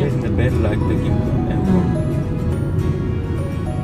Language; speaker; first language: English; non-native, learner; Korean